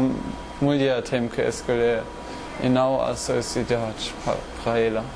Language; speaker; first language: Portuguese; non-native, learner; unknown